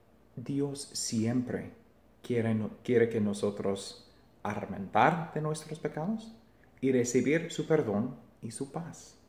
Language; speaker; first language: Spanish; non-native, fluent; English